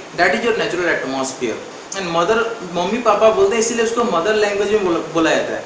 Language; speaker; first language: Hindi; non-native, local second language; Odia